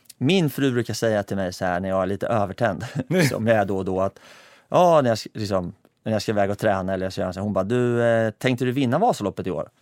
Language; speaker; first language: Swedish; native; Swedish